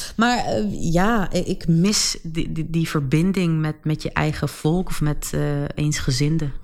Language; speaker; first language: Dutch; early bilingual, other home language; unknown